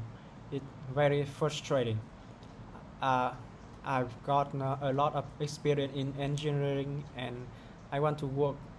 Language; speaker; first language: English; non-native, learner; Vietnamese